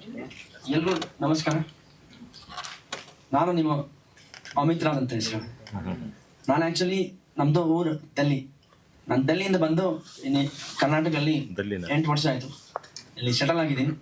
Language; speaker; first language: Kannada; non-native, learner; Hindi